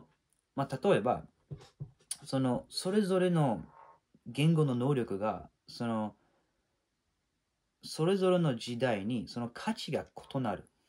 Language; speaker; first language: Japanese; non-native, fluent; English